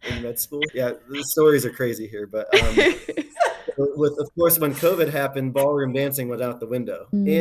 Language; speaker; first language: English; native; English